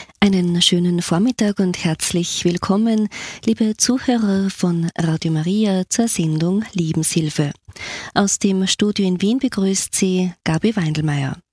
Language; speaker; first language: German; native; German